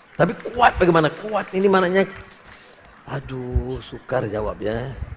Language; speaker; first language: Malay; native; Malay